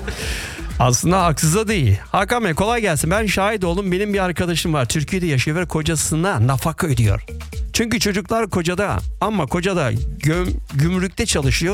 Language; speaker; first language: Turkish; native; Turkish